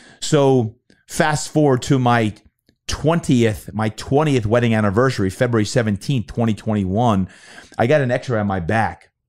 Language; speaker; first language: English; native; English